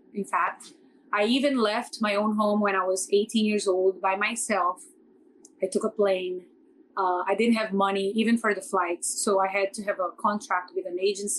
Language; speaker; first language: English; non-native, fluent; Portuguese